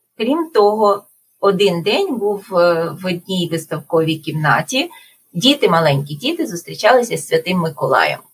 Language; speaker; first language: Ukrainian; native; Ukrainian